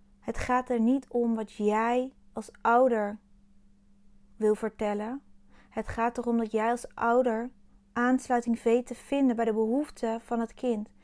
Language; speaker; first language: Dutch; native; Dutch